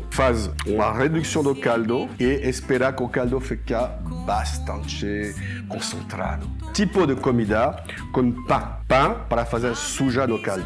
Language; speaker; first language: Portuguese; non-native, learner; French